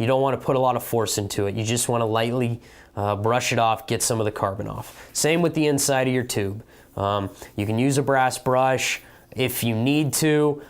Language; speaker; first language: English; native; English